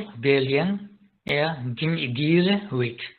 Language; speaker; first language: Danish; non-native, learner; Japanese